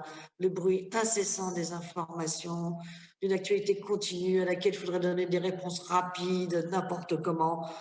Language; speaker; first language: French; native; French